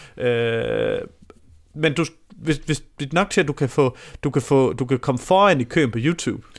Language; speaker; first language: Danish; native; Danish